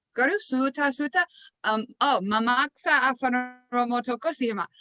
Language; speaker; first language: Oromo; non-native, learner; English